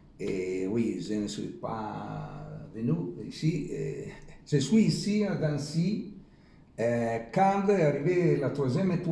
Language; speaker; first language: French; non-native, learner; Italian